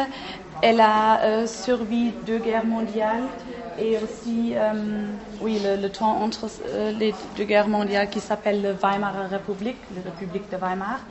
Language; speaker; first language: French; non-native, fluent; German